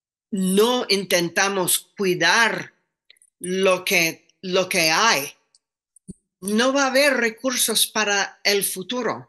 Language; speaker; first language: Spanish; non-native, fluent; English